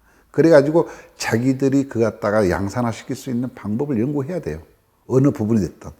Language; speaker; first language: Korean; native; Korean